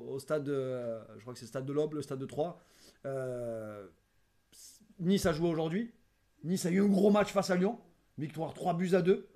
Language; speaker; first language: French; native; French